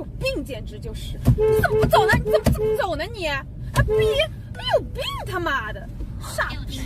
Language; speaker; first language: Chinese; native; Chinese